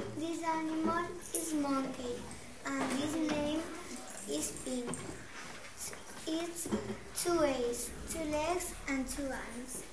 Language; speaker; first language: English; non-native, learner; Spanish